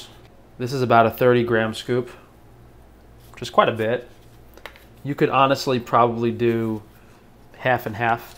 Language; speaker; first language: English; native; English